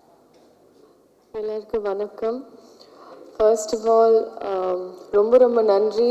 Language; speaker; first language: Tamil; non-native, learner; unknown